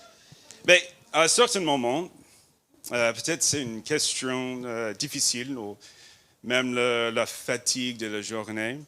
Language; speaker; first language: French; non-native, learner; English